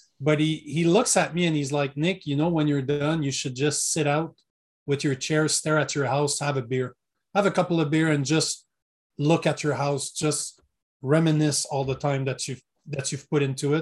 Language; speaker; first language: English; non-native, fluent; French